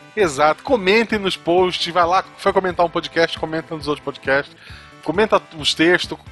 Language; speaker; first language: Portuguese; native; Portuguese